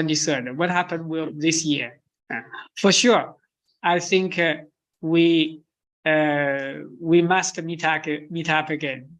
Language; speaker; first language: English; non-native, fluent; Chinese